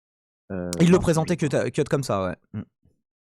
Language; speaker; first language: French; native; French